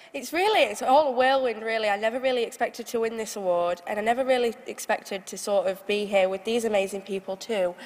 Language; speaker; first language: English; native; English